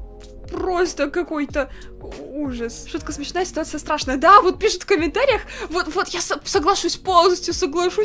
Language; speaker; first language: Russian; native; Russian